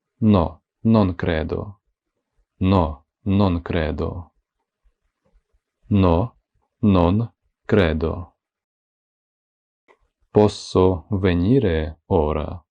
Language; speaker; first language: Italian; non-native, fluent; Ukrainian